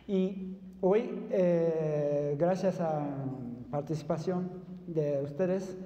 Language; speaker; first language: Spanish; non-native, fluent; Japanese